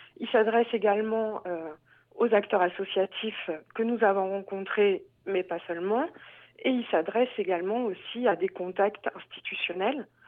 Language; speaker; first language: French; native; French